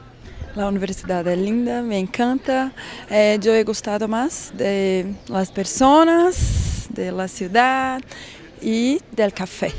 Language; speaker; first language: Spanish; non-native, learner; Portuguese